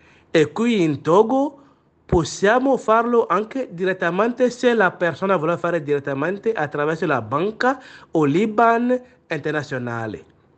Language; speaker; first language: Italian; non-native, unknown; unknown